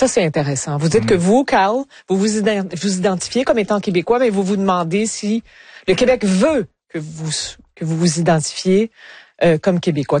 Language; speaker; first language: French; native; French